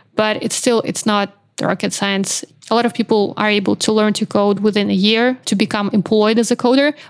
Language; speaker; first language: English; non-native, fluent; Belarusian